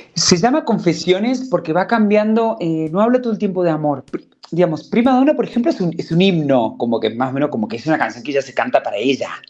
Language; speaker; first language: Spanish; native; Spanish